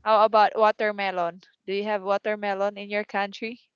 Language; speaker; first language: English; non-native, fluent; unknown